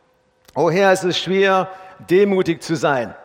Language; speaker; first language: German; non-native, fluent; English